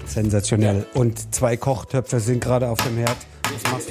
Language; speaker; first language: German; native; German